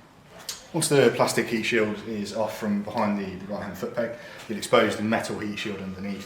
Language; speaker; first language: English; native; English